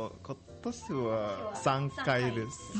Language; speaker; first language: Japanese; non-native, learner; Indonesian